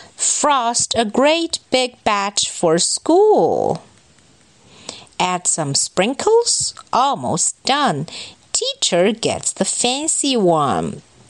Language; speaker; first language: English; non-native, fluent; Chinese